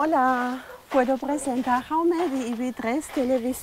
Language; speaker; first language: Spanish; non-native, learner; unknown